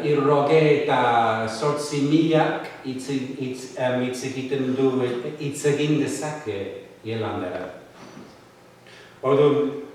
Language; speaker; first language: Basque; non-native, fluent; English